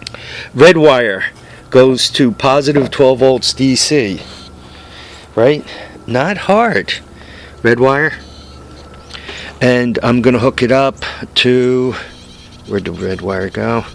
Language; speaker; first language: English; native; English